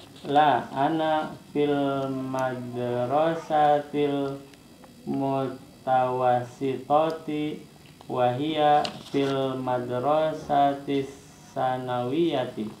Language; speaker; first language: Arabic; non-native, learner; Indonesian